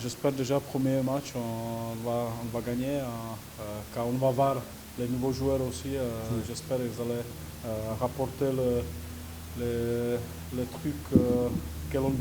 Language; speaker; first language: French; non-native, fluent; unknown